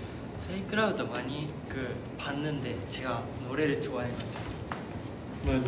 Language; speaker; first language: Korean; non-native, fluent; Japanese